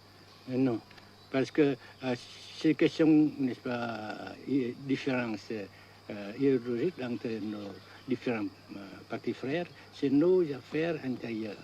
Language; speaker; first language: French; non-native, local second language; Vietnamese